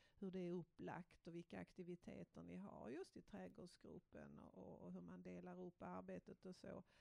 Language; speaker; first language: Swedish; native; Swedish